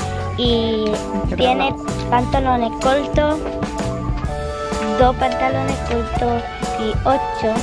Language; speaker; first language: Spanish; early bilingual, heritage; English